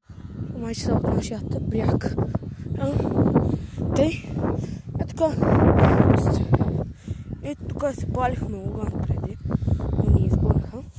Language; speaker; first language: Bulgarian; native; Bulgarian